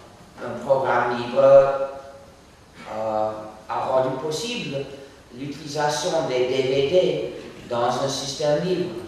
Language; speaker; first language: French; non-native, fluent; English